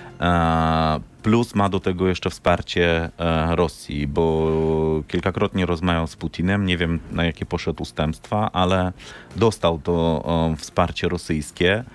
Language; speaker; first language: Polish; non-native, fluent; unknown